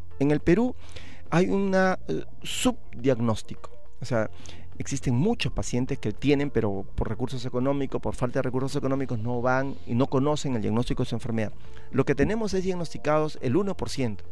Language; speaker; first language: Spanish; native; Spanish